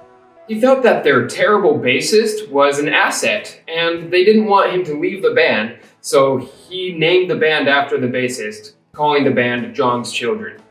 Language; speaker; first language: English; native; English